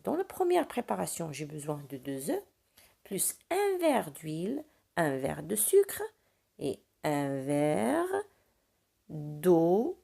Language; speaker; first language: French; non-native, local second language; Arabic